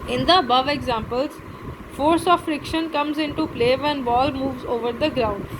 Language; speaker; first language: English; non-native, local second language; Punjabi